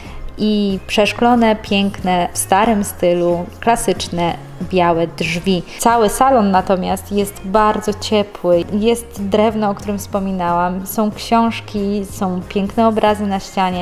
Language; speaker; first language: Polish; native; Polish